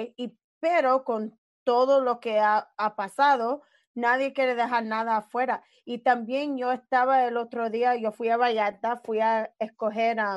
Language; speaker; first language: Spanish; early bilingual, other home language; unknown